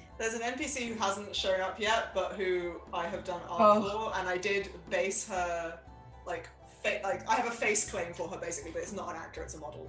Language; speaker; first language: English; native; English